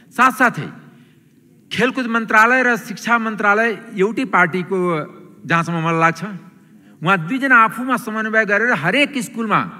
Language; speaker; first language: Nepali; non-native, local second language; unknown